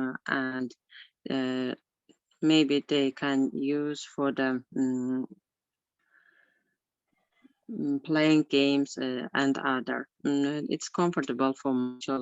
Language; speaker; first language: English; non-native, learner; Azerbaijani